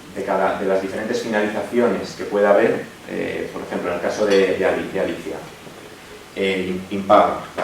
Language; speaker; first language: Spanish; native; Spanish